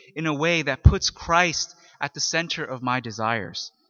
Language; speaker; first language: English; native; English